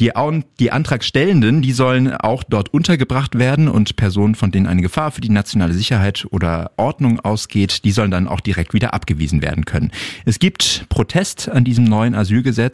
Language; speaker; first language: German; native; German